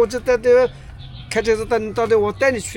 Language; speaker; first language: Chinese; native; Chinese